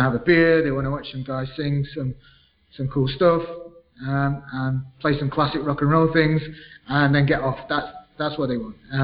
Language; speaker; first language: English; native; English